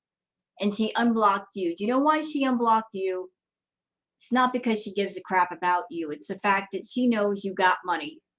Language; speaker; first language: English; native; English